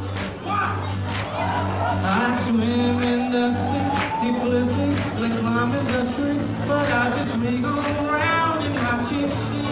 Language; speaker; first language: English; non-native, learner; Korean